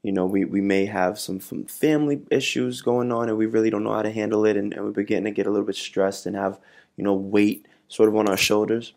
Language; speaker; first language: English; native; English